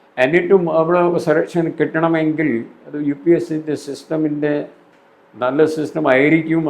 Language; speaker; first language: Malayalam; non-native, fluent; Hindi